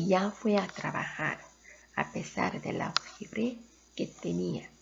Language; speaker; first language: Spanish; non-native, fluent; Korean